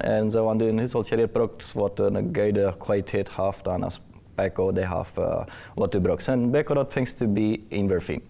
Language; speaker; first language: German; non-native, local second language; Plautdietsch